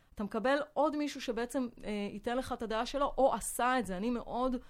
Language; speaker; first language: Hebrew; non-native, fluent; French